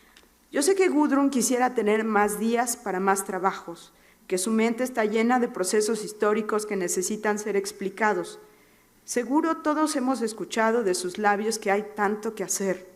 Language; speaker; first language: Spanish; native; Spanish